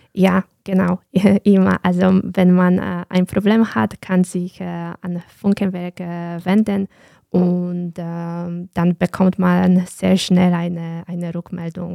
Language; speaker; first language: German; non-native, fluent; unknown